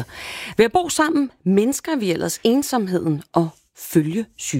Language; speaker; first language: Danish; native; Danish